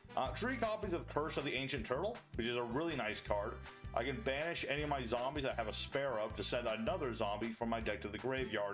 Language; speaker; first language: English; native; English